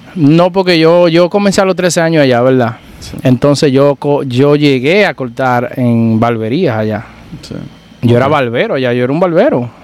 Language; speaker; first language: Spanish; native; Spanish